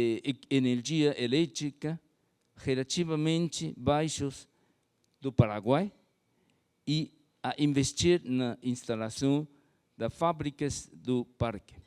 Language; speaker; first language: Portuguese; non-native, fluent; Chinese